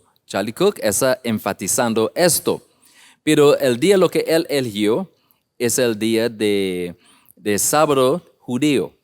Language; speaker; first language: Spanish; non-native, learner; English